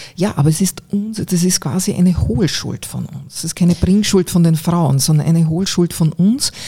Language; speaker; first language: German; native; German